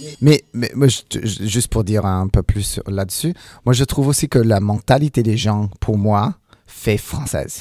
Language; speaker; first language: French; non-native, fluent; English